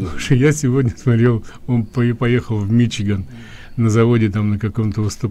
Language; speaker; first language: Russian; native; Russian